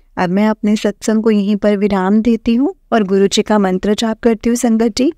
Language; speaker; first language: Hindi; non-native, local second language; Marathi